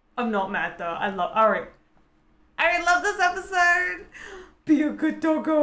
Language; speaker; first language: English; native; English